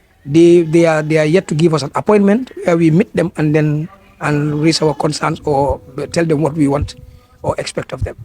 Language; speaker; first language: English; non-native, local second language; Fula